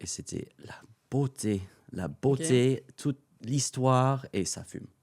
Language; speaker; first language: French; non-native, fluent; English